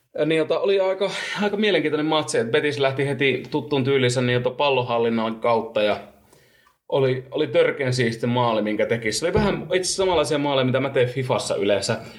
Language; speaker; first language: Finnish; native; Finnish